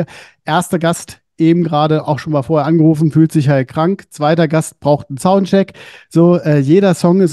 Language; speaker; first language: German; native; German